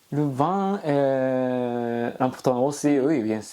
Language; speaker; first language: French; non-native, learner; Japanese